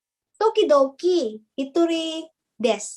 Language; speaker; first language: Japanese; non-native, learner; English